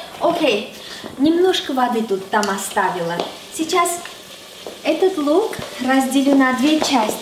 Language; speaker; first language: Russian; non-native, fluent; Armenian